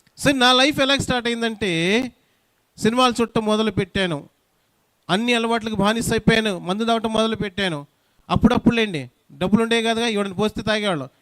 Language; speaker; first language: Telugu; non-native, local second language; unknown